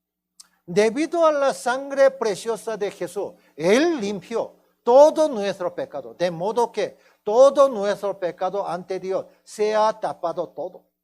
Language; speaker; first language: Spanish; non-native, fluent; Korean